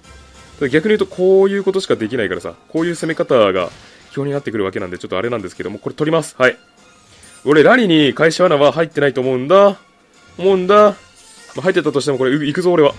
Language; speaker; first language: Japanese; native; Japanese